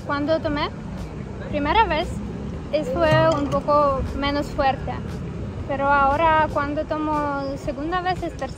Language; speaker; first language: Spanish; non-native, learner; Ukrainian